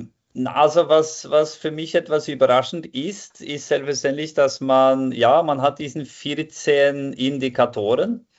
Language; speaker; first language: German; non-native, fluent; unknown